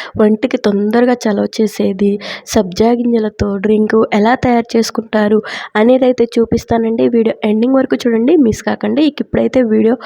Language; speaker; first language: Telugu; native; Telugu